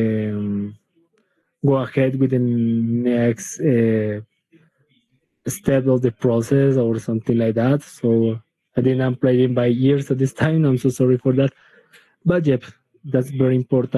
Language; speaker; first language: English; non-native, learner; Spanish